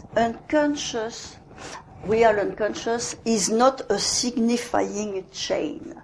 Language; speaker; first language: English; non-native, fluent; French